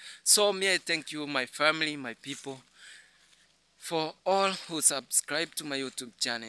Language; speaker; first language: English; non-native, learner; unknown